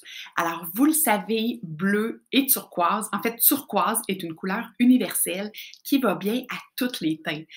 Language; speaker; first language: French; native; French